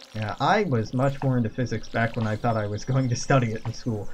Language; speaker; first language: English; native; English